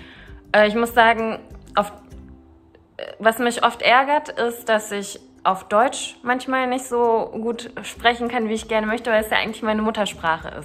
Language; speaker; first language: German; early bilingual, other home language; Turkish